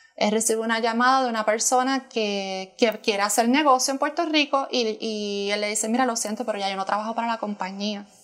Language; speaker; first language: Spanish; native; Spanish